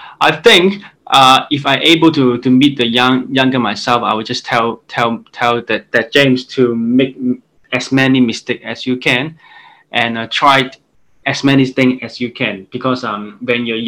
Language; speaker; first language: English; non-native, local second language; Cantonese